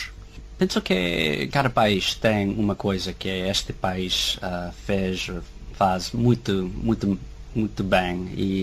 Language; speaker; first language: Portuguese; non-native, fluent; English